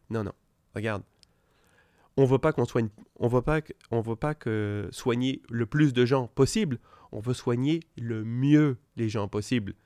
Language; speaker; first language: French; native; French